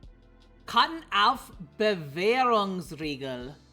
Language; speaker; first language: German; non-native, learner; English